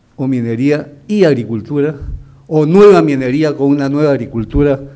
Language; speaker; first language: Spanish; native; Spanish